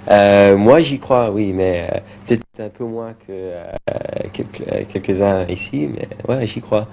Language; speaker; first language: French; early bilingual, heritage; French